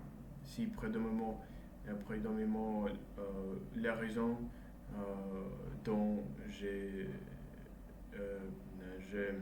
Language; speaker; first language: French; non-native, learner; Russian